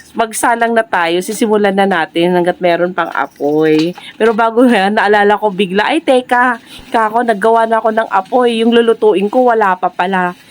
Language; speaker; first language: Filipino; non-native, local second language; Cebuano